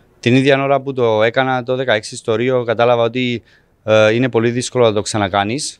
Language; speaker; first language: Greek; non-native, fluent; Serbian